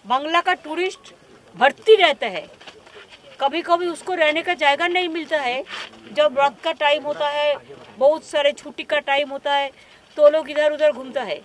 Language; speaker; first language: Hindi; non-native, local second language; Bangla